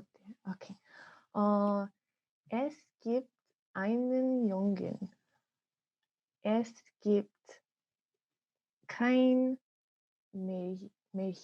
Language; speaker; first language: German; non-native, learner; English